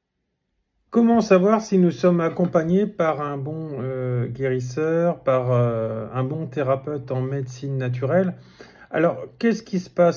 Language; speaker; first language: French; native; French